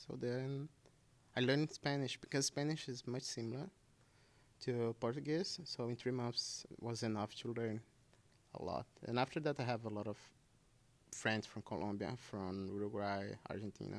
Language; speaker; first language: English; non-native, fluent; Portuguese